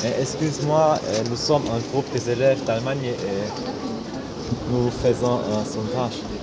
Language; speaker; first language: French; non-native, learner; German